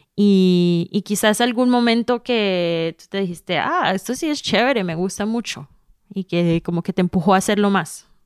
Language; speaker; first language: Spanish; early bilingual, heritage; Spanish